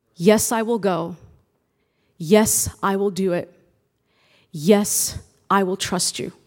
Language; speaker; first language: English; early bilingual, other home language; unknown